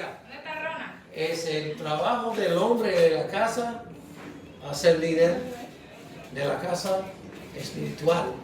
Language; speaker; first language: Spanish; non-native, learner; English